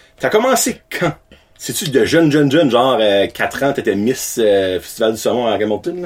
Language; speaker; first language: French; native; French